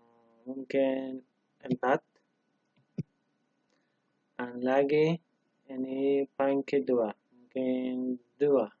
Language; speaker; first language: Indonesian; non-native, learner; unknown